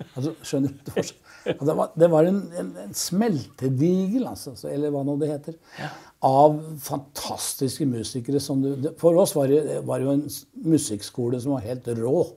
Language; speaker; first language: Norwegian; native; Norwegian